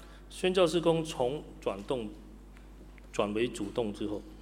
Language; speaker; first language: Chinese; native; Chinese